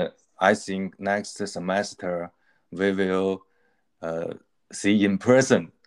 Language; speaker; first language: English; non-native, learner; Chinese